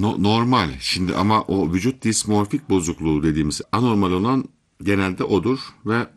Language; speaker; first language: Turkish; native; Turkish